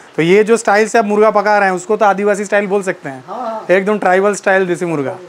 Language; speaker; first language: Hindi; non-native, local second language; Bangla